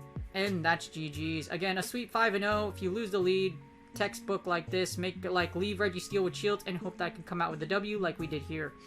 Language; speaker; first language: English; native; English